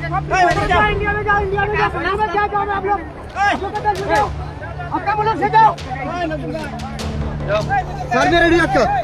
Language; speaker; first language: Hindi; non-native, learner; Bangla